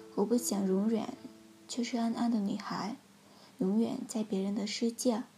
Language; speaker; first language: Chinese; non-native, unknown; Vietnamese